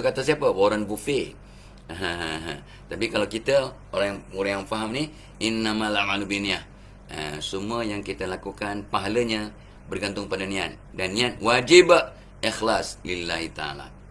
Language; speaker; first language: Malay; native; Malay